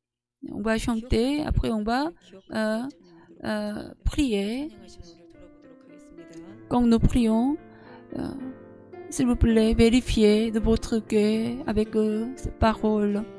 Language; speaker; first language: French; non-native, learner; Korean